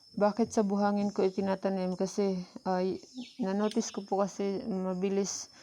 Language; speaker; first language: Filipino; non-native, local second language; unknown